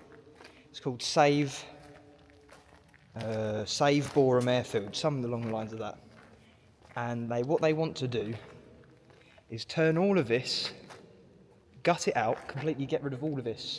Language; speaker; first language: English; native; English